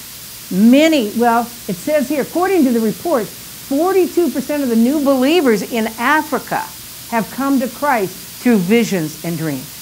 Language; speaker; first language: English; native; English